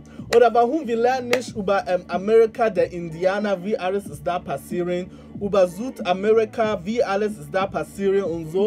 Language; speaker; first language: German; non-native, learner; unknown